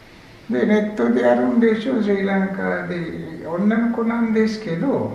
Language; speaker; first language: Japanese; non-native, fluent; Sinhala